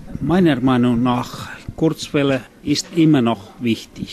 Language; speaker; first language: German; non-native, fluent; Finnish